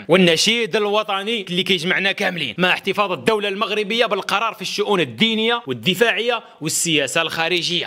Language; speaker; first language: Arabic; native; Arabic